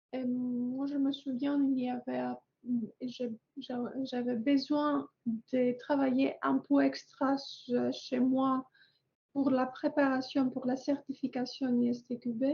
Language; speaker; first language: French; non-native, fluent; Greek